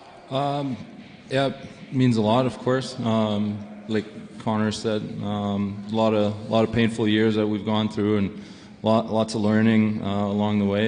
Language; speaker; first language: English; non-native, fluent; German